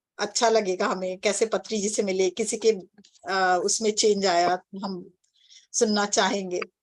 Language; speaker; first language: Hindi; native; Hindi